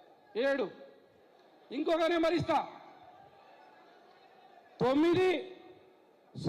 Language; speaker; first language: Telugu; native; Telugu